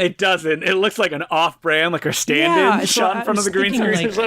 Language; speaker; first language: English; native; English